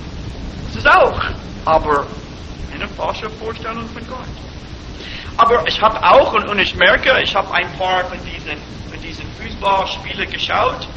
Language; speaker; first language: German; non-native, fluent; English